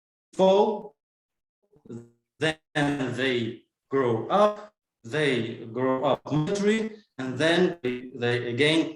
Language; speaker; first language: English; non-native, learner; Ukrainian